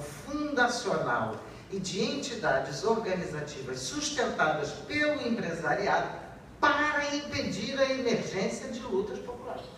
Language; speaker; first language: Portuguese; native; Portuguese